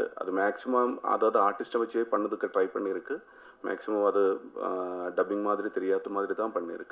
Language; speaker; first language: Tamil; non-native, learner; Malayalam